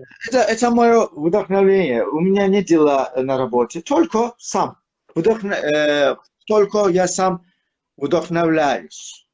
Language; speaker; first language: Russian; non-native, learner; Turkish